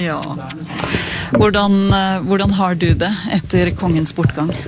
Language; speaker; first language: Norwegian; native; Norwegian